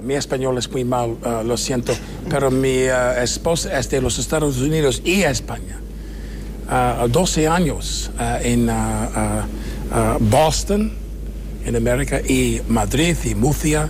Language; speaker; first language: Spanish; non-native, learner; English